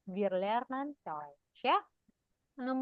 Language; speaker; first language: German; non-native, fluent; Indonesian